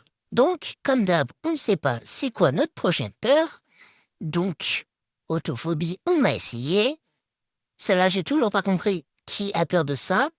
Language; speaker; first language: French; native; French